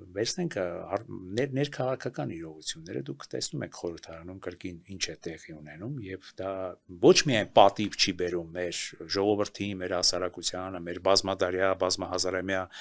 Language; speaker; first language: Armenian; native; Armenian